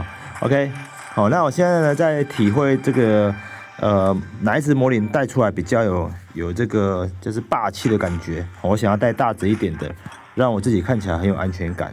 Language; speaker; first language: Chinese; native; Chinese